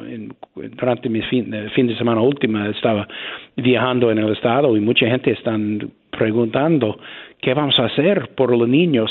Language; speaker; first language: Spanish; non-native, fluent; English